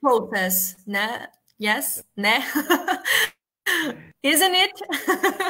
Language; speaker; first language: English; non-native, learner; Portuguese